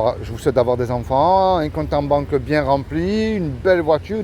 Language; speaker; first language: French; native; French